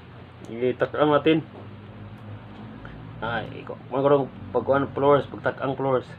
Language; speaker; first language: Filipino; non-native, local second language; Cebuano